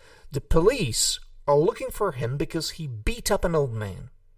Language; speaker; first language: English; non-native, fluent; Hungarian